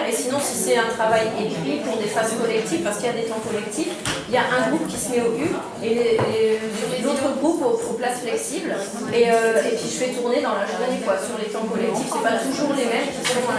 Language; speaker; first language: French; native; French